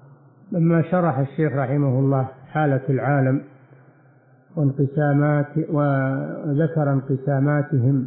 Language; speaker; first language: Arabic; native; Arabic